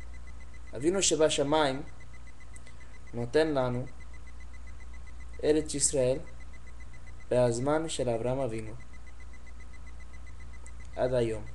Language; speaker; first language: Hebrew; non-native, learner; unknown